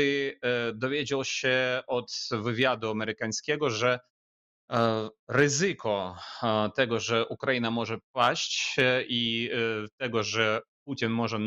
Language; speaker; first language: Polish; non-native, fluent; Ukrainian